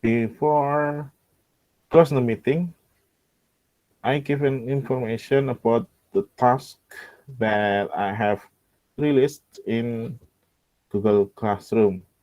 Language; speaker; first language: English; non-native, local second language; Indonesian